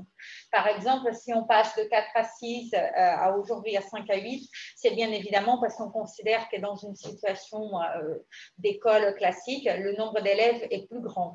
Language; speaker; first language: French; native; French